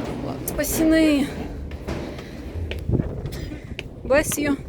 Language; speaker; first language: Russian; native; Russian